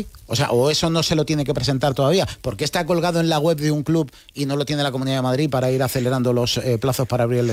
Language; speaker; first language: Spanish; native; Spanish